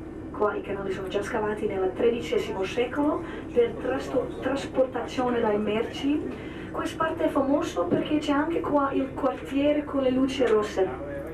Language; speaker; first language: Italian; non-native, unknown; Dutch